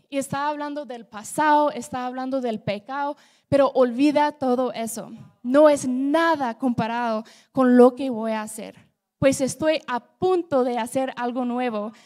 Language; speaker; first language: Spanish; non-native, fluent; English